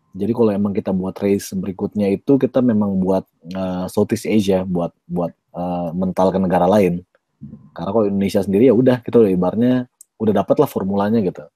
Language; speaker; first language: Indonesian; native; Indonesian